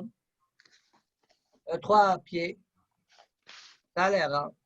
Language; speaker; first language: French; native; French